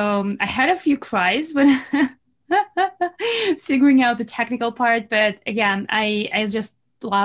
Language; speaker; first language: English; non-native, fluent; Russian